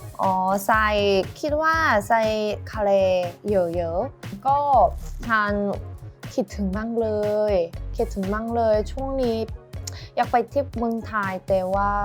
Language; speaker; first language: Thai; non-native, learner; Korean